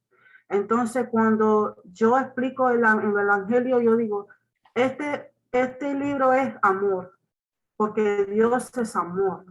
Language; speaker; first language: Spanish; non-native, learner; English